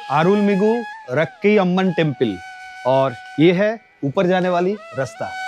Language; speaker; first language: Hindi; non-native, local second language; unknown